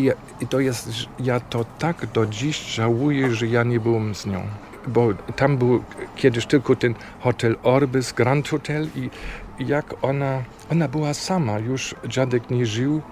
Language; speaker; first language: Polish; non-native, fluent; German